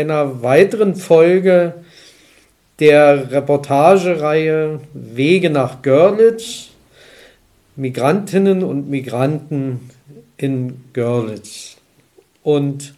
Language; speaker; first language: German; native; German